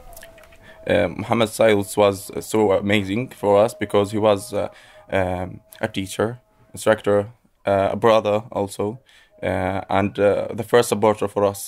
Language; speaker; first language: English; non-native, local second language; Arabic